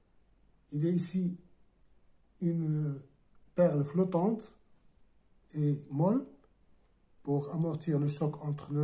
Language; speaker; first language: French; non-native, local second language; Arabic